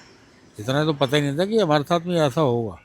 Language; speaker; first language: Hindi; native; Hindi